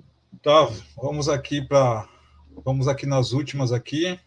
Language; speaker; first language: Portuguese; native; Portuguese